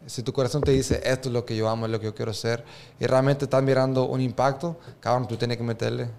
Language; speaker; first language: Spanish; early bilingual, heritage; Spanish